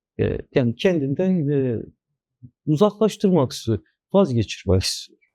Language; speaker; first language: Turkish; non-native, local second language; Kurdish